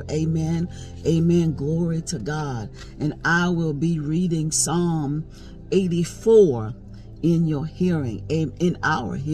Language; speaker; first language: English; native; English